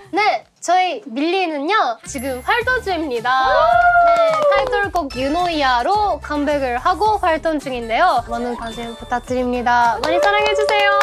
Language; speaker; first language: Korean; non-native, fluent; Japanese